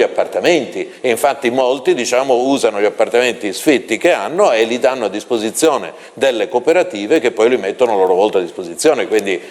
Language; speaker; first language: Italian; native; Italian